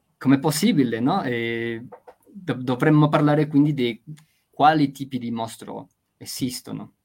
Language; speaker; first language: Italian; non-native, fluent; Spanish